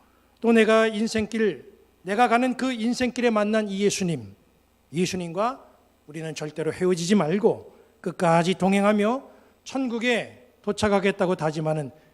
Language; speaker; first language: Korean; native; Korean